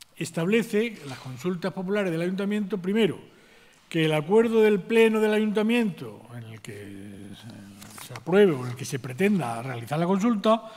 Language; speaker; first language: Spanish; native; Spanish